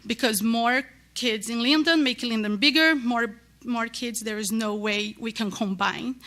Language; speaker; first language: English; non-native, learner; Portuguese